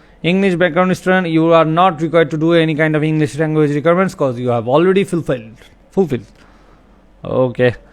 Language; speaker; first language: English; non-native, local second language; Bangla